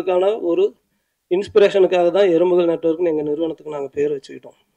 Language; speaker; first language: Tamil; native; Tamil